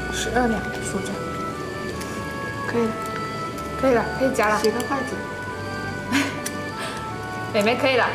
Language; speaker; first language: Chinese; non-native, local second language; Cantonese